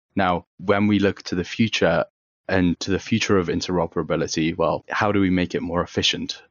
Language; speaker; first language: English; native; English